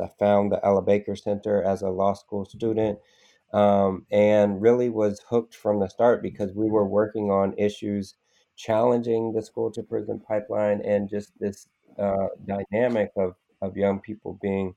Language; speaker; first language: English; native; English